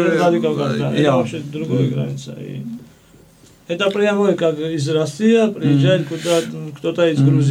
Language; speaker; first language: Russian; non-native, fluent; Georgian